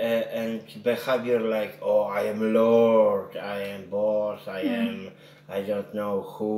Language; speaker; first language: English; non-native, learner; Polish